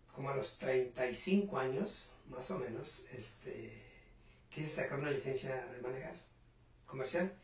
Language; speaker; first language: Spanish; non-native, local second language; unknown